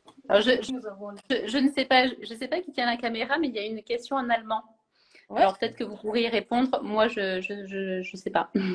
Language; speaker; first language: French; native; French